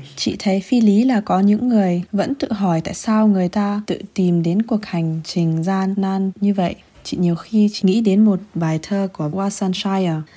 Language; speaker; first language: Vietnamese; early bilingual, heritage; Vietnamese